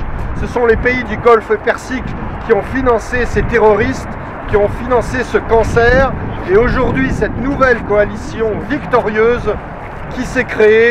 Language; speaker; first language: French; native; French